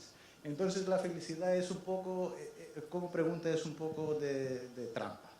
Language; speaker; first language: Spanish; non-native, fluent; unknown